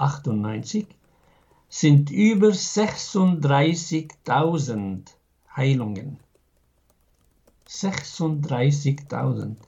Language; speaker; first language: German; non-native, fluent; Arabic